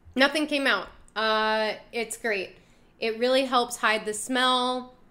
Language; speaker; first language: English; native; English